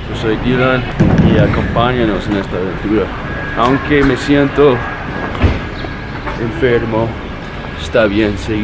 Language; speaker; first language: Spanish; non-native, fluent; English